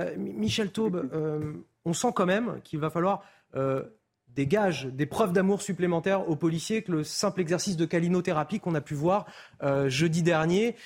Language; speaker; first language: French; native; French